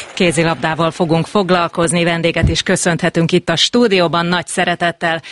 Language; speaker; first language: Hungarian; native; Hungarian